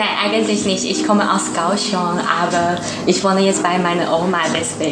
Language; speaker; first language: German; non-native, learner; Chinese